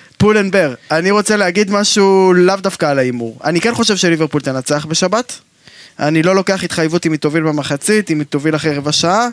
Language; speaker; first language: Hebrew; native; Hebrew